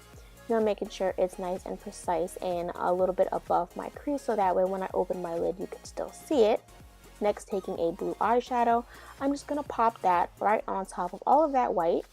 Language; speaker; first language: English; native; English